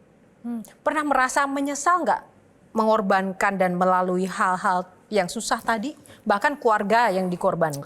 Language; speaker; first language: Indonesian; native; Indonesian